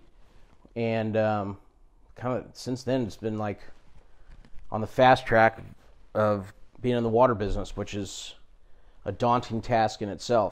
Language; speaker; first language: English; native; English